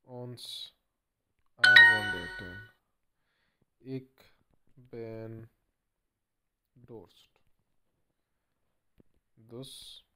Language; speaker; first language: Dutch; non-native, learner; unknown